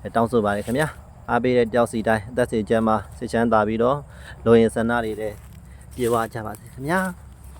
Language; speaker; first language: Burmese; non-native, local second language; Shan